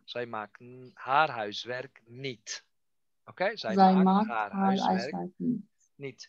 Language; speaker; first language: Dutch; non-native, fluent; Turkish